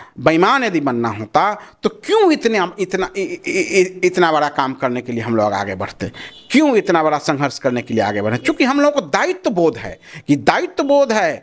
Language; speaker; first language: Hindi; non-native, local second language; Maithili